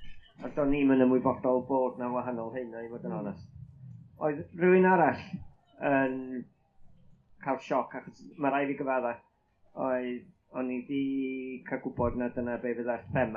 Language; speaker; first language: Welsh; native; Welsh